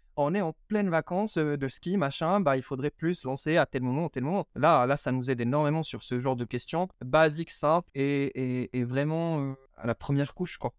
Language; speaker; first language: French; non-native, local second language; Arabic